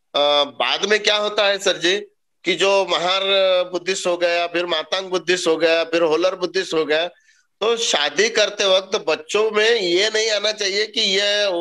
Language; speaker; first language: Hindi; non-native, local second language; Marathi